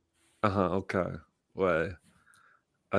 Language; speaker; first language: French; non-native, learner; English